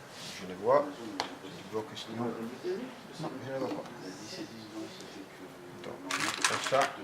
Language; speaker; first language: French; non-native, learner; Italian